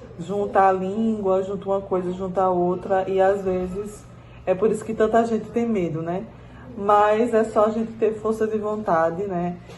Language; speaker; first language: Portuguese; native; Portuguese